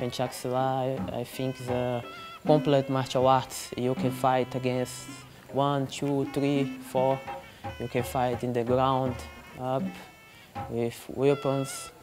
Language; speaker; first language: English; non-native, learner; Portuguese